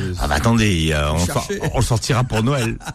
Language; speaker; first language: French; native; French